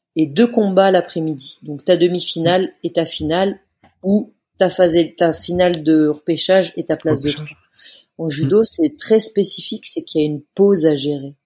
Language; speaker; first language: French; native; French